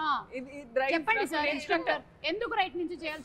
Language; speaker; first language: Telugu; native; Telugu